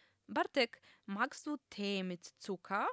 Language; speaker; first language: German; non-native, fluent; Polish